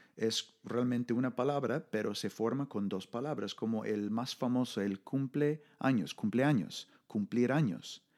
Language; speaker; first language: Spanish; non-native, fluent; English